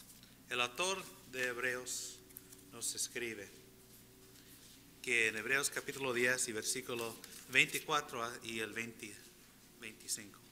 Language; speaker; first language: Spanish; early bilingual, heritage; English